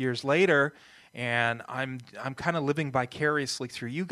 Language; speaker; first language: English; early bilingual, other home language; Italian